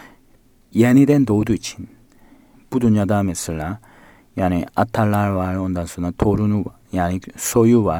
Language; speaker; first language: Turkish; non-native, fluent; Korean